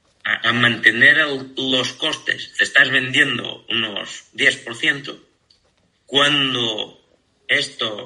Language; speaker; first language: Spanish; non-native, fluent; Portuguese